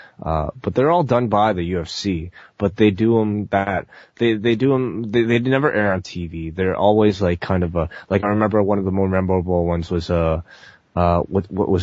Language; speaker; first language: English; native; English